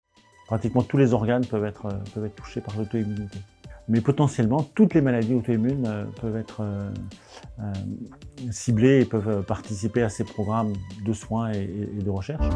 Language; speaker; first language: French; native; French